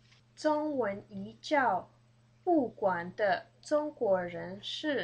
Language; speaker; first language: Chinese; early bilingual, heritage; Chinese